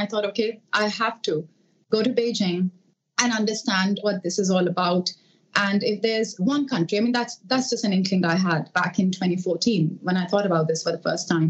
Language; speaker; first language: English; non-native, local second language; Urdu